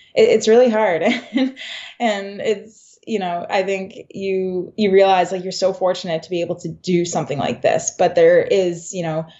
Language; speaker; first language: English; native; English